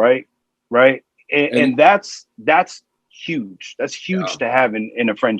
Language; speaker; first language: English; native; English